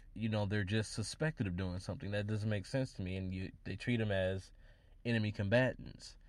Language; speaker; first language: English; native; English